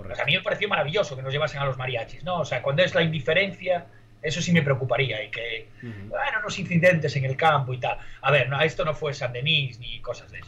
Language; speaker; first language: Spanish; native; Spanish